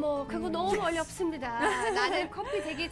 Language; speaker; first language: Korean; non-native, fluent; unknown